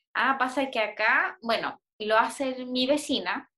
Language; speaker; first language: Spanish; native; Spanish